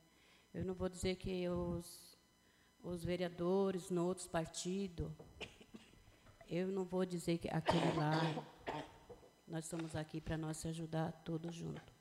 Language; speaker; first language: Portuguese; non-native, local second language; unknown